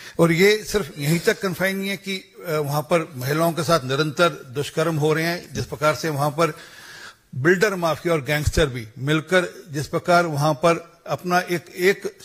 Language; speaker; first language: Hindi; non-native, local second language; Punjabi